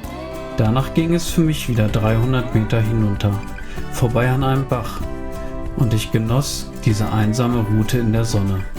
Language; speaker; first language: German; native; German